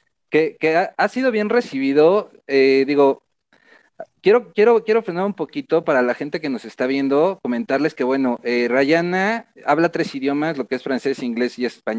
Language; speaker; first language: Spanish; native; Spanish